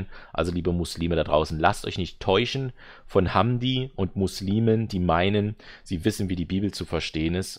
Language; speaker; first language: German; native; German